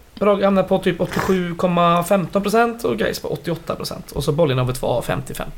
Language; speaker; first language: Swedish; native; Swedish